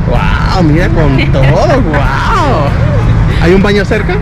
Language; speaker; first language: Spanish; native; Spanish